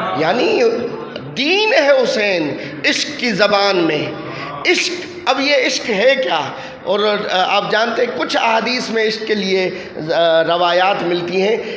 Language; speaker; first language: Urdu; non-native, local second language; Sindhi